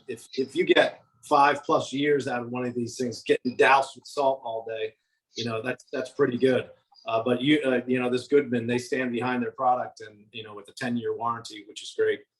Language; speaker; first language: English; native; English